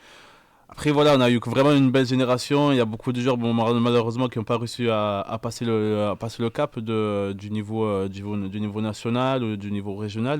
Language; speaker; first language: French; native; French